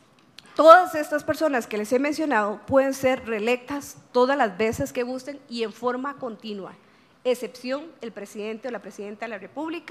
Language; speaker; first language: Spanish; native; Spanish